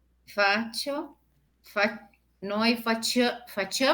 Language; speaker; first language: Italian; non-native, learner; Portuguese